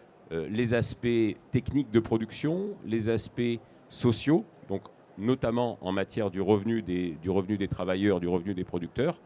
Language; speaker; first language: French; native; French